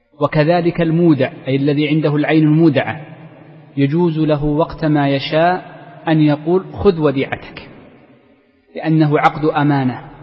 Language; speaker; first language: Arabic; native; Arabic